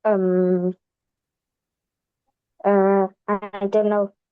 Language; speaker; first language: English; non-native, learner; Vietnamese